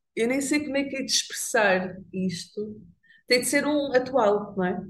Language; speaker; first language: Portuguese; native; Portuguese